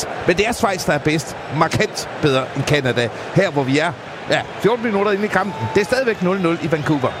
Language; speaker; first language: Danish; native; Danish